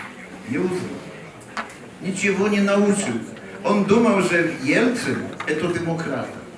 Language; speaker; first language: Polish; early bilingual, heritage; Polish